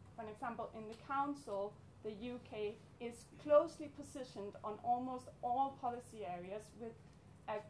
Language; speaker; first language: English; non-native, fluent; Danish